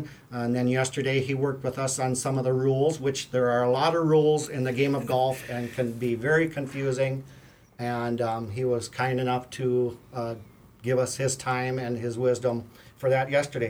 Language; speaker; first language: English; native; English